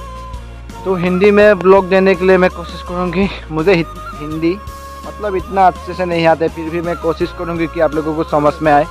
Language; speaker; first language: Hindi; non-native, local second language; Assamese